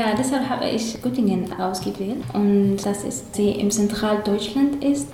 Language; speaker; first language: German; non-native, learner; Arabic